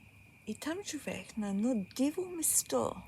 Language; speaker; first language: Bulgarian; early bilingual, heritage; Bulgarian